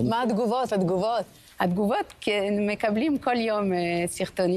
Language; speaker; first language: Hebrew; non-native, fluent; French